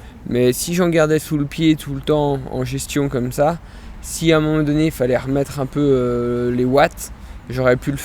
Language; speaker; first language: French; native; French